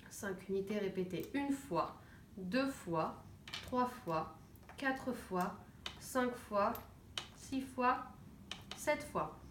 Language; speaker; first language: French; native; French